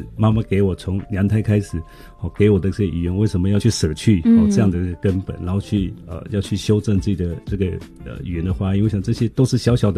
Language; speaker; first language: Chinese; non-native, local second language; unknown